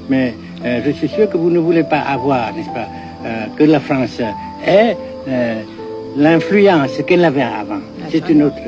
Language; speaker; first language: French; non-native, fluent; Vietnamese